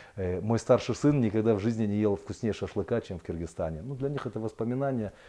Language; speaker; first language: Russian; native; Russian